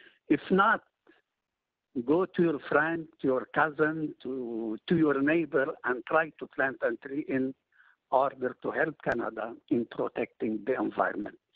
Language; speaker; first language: English; non-native, fluent; Arabic